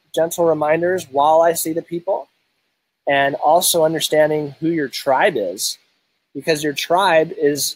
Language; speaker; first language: English; native; English